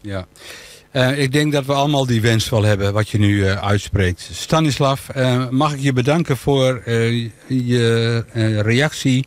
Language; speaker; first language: Dutch; native; Dutch